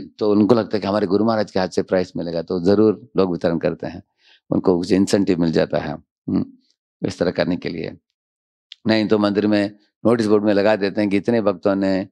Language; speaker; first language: Hindi; non-native, local second language; Telugu